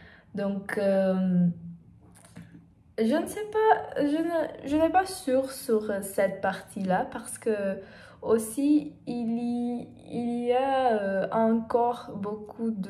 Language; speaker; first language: French; non-native, learner; Portuguese